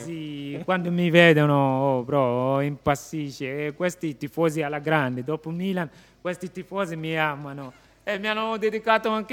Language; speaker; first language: Italian; non-native, local second language; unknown